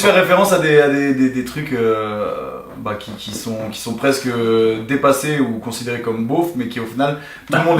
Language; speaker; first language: French; native; French